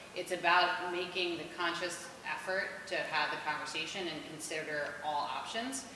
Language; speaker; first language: English; native; English